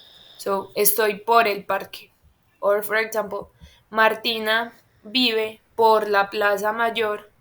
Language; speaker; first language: Spanish; non-native, fluent; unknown